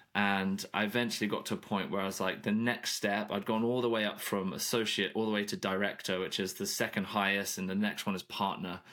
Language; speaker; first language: English; native; English